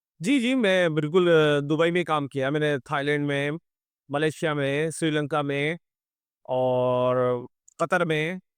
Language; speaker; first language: Urdu; native; Urdu